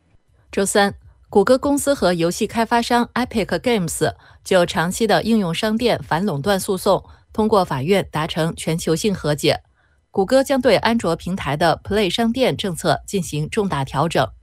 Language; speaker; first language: Chinese; native; Chinese